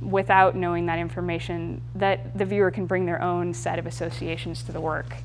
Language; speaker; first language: English; native; English